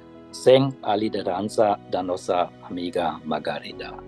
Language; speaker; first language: Portuguese; non-native, fluent; German